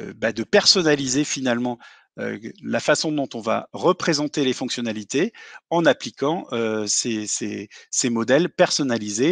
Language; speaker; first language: French; native; French